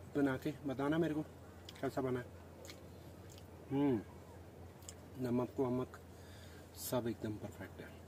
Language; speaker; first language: Hindi; non-native, local second language; Punjabi